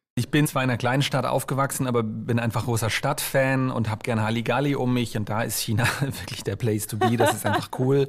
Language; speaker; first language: German; native; German